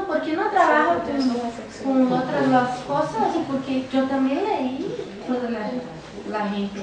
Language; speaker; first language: Spanish; non-native, learner; Portuguese